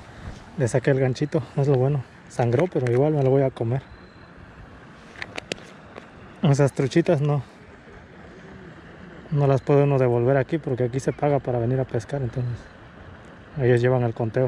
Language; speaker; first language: Spanish; native; Spanish